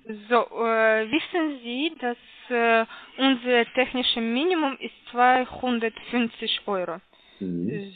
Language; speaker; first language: German; non-native, learner; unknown